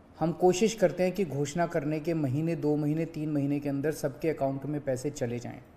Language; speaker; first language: Hindi; native; Hindi